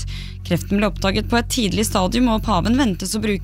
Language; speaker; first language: Norwegian; native; Norwegian